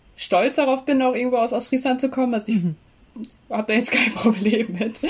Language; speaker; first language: German; native; German